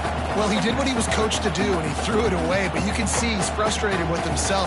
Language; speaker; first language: English; native; English